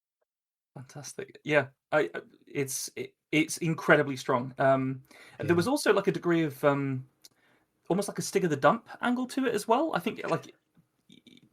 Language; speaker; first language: English; native; English